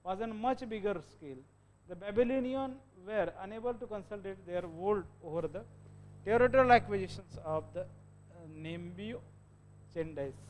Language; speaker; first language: English; non-native, local second language; Marathi